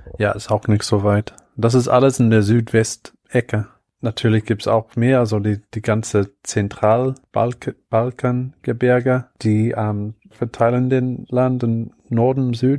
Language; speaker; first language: German; non-native, fluent; English